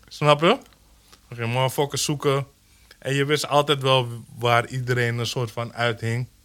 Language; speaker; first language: Dutch; early bilingual, other home language; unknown